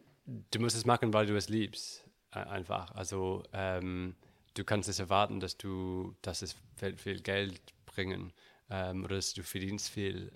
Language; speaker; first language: German; non-native, learner; English